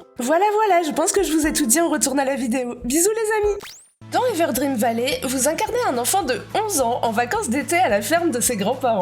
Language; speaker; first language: French; native; French